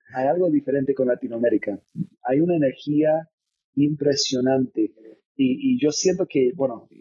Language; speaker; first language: Spanish; non-native, fluent; English